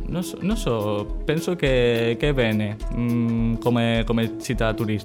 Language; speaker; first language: Italian; non-native, learner; Spanish